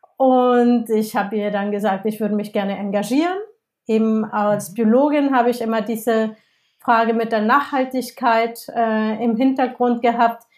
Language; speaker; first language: German; non-native, fluent; Spanish